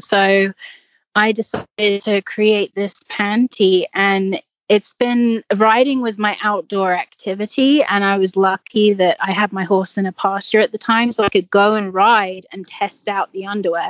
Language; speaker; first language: English; native; English